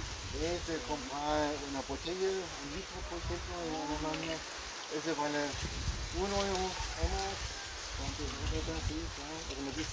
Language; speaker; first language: Spanish; non-native, learner; German